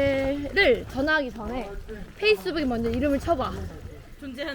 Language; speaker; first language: Korean; native; Korean